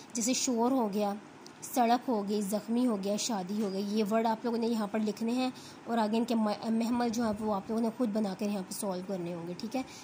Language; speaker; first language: Urdu; native; Urdu